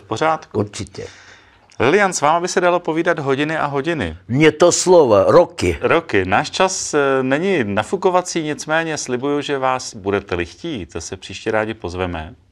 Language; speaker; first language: Czech; native; Czech